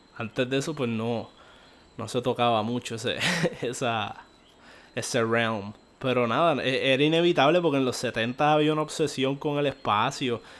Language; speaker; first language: Spanish; native; Spanish